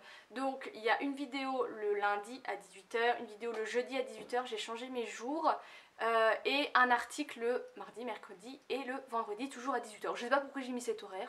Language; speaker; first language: French; native; French